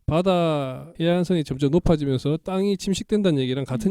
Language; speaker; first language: Korean; native; Korean